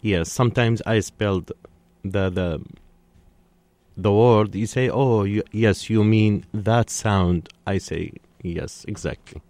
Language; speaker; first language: English; non-native, learner; Arabic